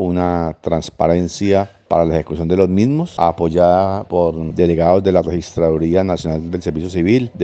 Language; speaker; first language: Spanish; native; Spanish